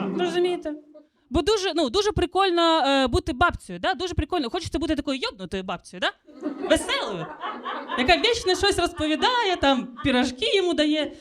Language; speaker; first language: Ukrainian; non-native, local second language; Russian